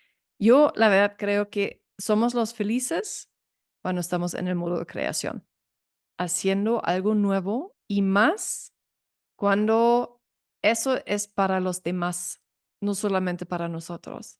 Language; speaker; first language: Spanish; non-native, fluent; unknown